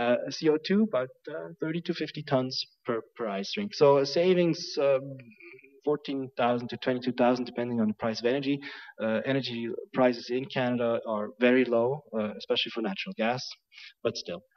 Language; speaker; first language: English; non-native, fluent; German